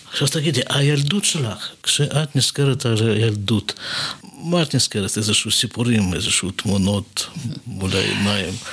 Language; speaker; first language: Hebrew; non-native, fluent; Russian